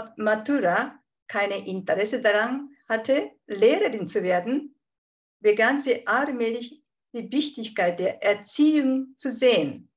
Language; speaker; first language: German; non-native, fluent; Japanese